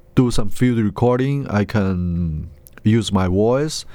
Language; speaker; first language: English; non-native, learner; Chinese